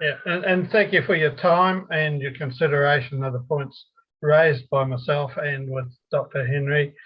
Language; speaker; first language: English; native; English